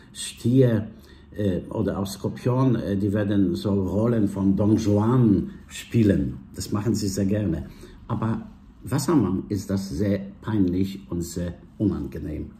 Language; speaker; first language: German; non-native, fluent; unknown